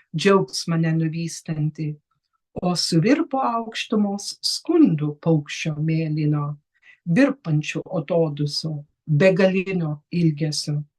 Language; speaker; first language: Lithuanian; early bilingual, heritage; Lithuanian